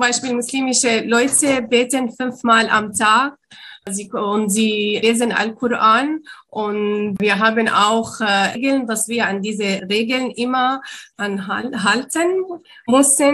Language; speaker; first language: German; non-native, learner; Arabic